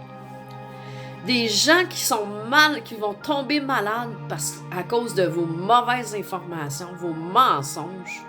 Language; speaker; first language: French; native; French